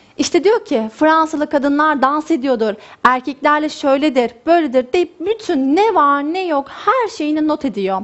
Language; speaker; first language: Turkish; native; Turkish